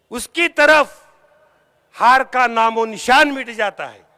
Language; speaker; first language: Hindi; non-native, local second language; Marathi